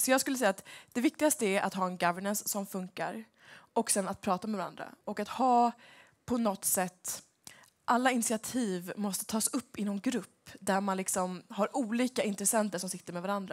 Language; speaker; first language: Swedish; native; Swedish